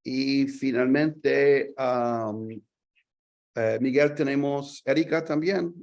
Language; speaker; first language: Spanish; non-native, fluent; English